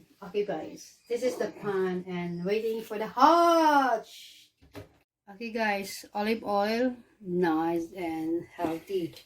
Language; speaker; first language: English; non-native, local second language; Filipino